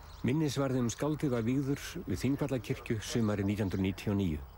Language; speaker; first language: Icelandic; native; Icelandic